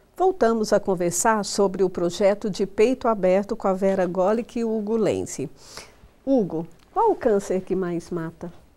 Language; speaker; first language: Portuguese; native; Portuguese